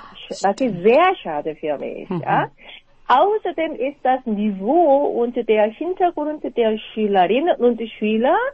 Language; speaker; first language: German; non-native, fluent; Korean